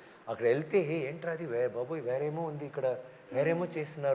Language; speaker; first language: Telugu; non-native, local second language; Tamil